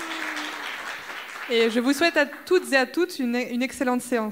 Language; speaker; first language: French; native; French